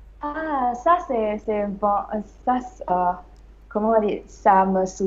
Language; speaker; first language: French; non-native, learner; English